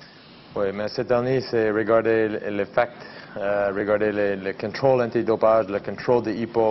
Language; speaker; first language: French; non-native, learner; English